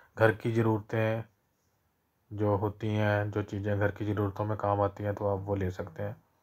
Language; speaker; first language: Hindi; non-native, local second language; Punjabi